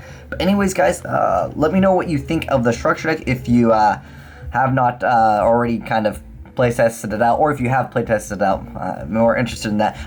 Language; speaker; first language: English; native; English